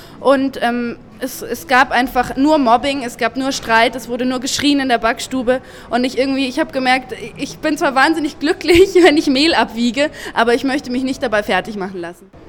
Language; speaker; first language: German; native; German